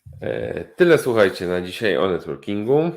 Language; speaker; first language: Polish; native; Polish